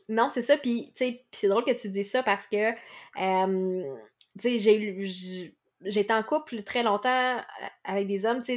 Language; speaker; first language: French; native; French